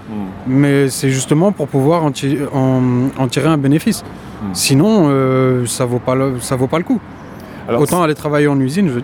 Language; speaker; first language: French; native; French